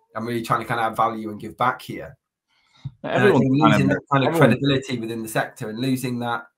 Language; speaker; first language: English; native; English